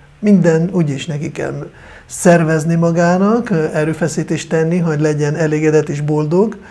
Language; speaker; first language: Hungarian; non-native, fluent; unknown